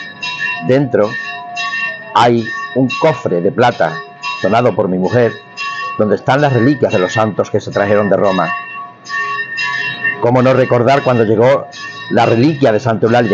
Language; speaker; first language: Spanish; native; Spanish